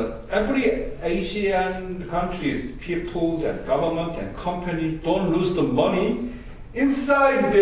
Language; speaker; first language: English; non-native, learner; Korean